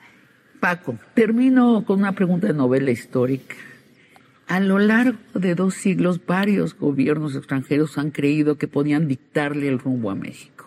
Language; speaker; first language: Spanish; native; Spanish